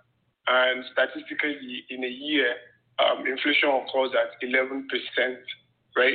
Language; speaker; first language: English; non-native, local second language; Yoruba